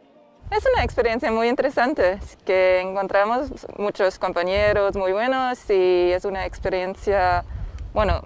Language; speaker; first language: Spanish; non-native, learner; German